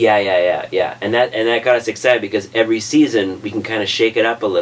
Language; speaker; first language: English; native; English